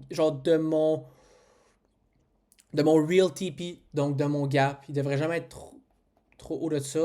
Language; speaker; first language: French; native; French